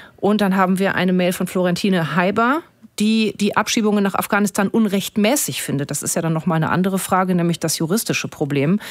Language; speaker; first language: German; native; German